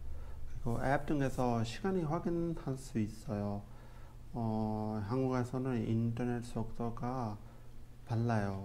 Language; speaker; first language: Korean; non-native, learner; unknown